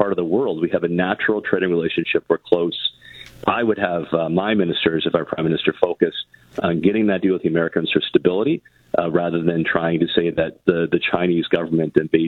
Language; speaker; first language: English; native; English